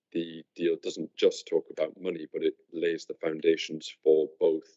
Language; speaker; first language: English; native; English